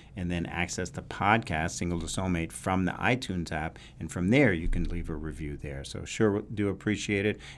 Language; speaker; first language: English; native; English